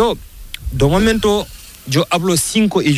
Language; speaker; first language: Spanish; non-native, learner; Fula